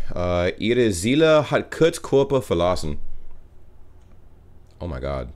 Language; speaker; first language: German; non-native, learner; English